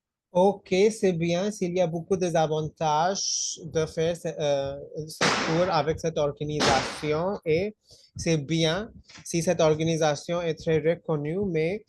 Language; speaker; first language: French; non-native, fluent; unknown